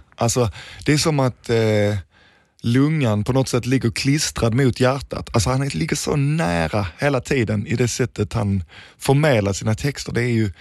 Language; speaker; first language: Swedish; early bilingual, other home language; Danish